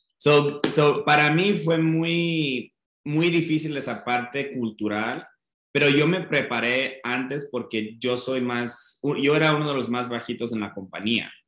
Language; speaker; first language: Spanish; non-native, fluent; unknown